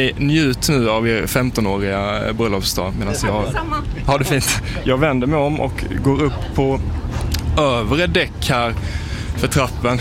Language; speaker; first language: Swedish; native; Swedish